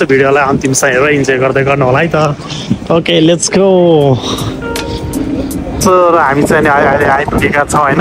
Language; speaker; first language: Nepali; native; Nepali